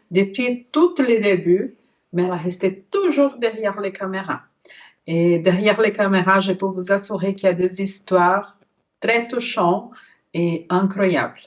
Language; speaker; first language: French; non-native, fluent; Portuguese